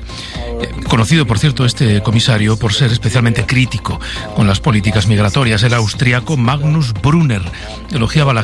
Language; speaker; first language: Spanish; native; Spanish